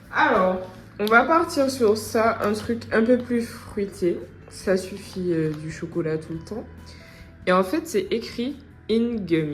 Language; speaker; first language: French; native; French